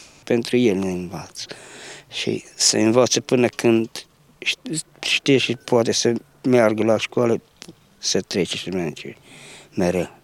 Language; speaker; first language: Romanian; non-native, local second language; Hungarian